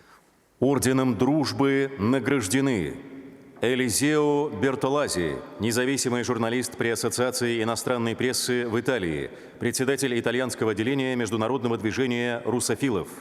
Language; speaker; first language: Russian; native; Russian